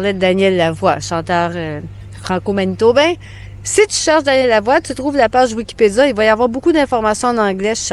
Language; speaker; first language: French; native; French